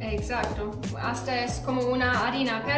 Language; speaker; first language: Spanish; non-native, fluent; German